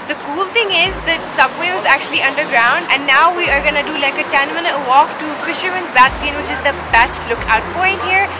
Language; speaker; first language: English; non-native, local second language; Hindi